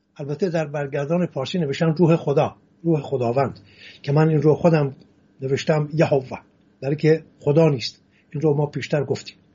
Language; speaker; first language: Persian; non-native, local second language; Assyrian Neo-Aramaic